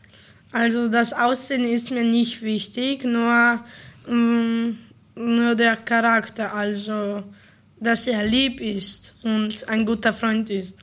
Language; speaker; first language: German; early bilingual, other home language; Polish